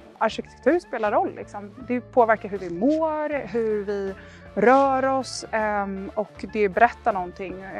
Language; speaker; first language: Swedish; native; Swedish